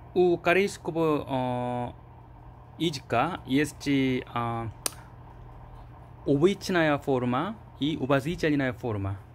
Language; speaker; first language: Russian; non-native, learner; Korean